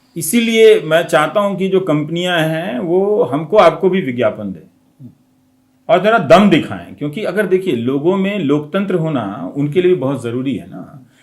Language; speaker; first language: Hindi; non-native, local second language; Bhojpuri